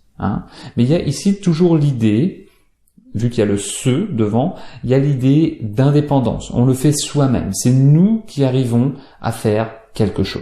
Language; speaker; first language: French; native; French